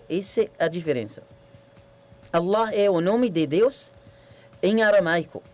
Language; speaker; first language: Portuguese; non-native, learner; Arabic